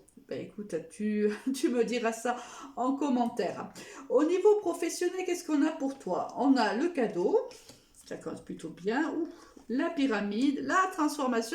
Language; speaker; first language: French; native; French